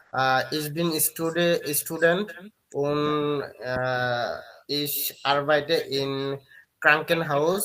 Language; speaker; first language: German; non-native, learner; Bangla